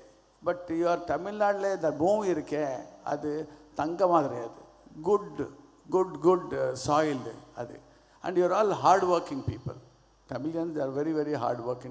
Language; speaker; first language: Tamil; non-native, learner; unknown